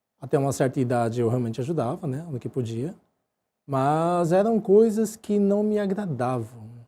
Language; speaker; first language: Portuguese; early bilingual, other home language; Japanese